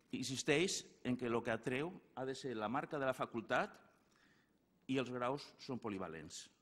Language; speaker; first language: Catalan; native; Catalan